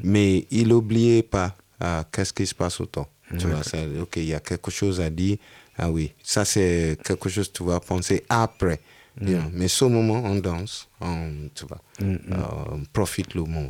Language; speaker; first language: French; non-native, learner; Yoruba